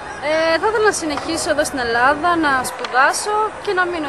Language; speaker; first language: Greek; early bilingual, other home language; Albanian